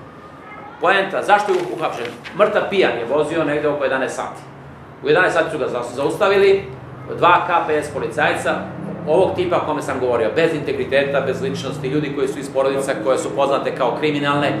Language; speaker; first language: Serbian; native; Serbian